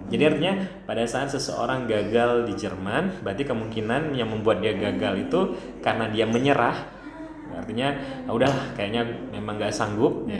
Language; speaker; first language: Indonesian; non-native, local second language; Achinese